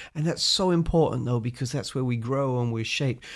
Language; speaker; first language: English; native; English